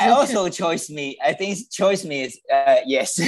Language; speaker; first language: English; non-native, learner; Chinese